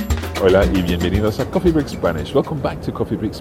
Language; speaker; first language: Spanish; non-native, fluent; English